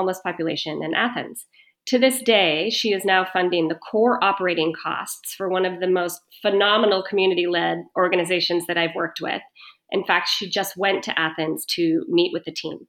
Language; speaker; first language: English; native; English